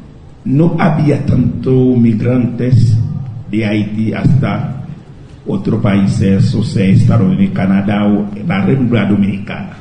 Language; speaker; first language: Spanish; non-native, local second language; Haitian Creole